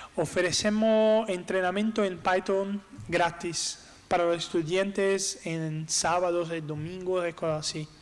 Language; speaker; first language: Spanish; non-native, learner; Portuguese